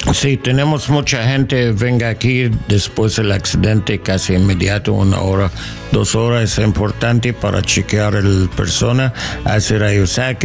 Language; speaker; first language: Spanish; non-native, learner; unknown